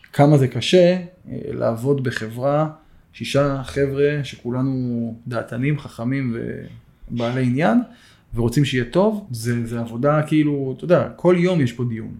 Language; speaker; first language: Hebrew; native; Hebrew